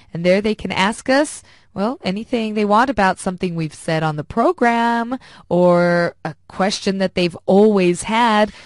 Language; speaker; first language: English; non-native, fluent; Spanish